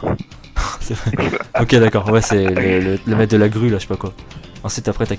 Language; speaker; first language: French; native; French